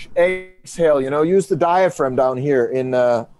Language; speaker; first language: English; non-native, fluent; Danish